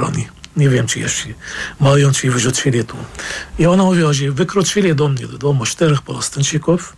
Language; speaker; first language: Polish; non-native, fluent; Arabic